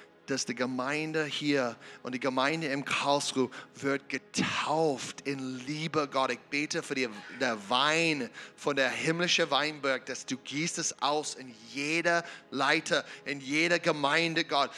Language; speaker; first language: German; non-native, learner; English